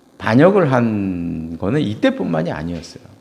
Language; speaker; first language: Korean; native; Korean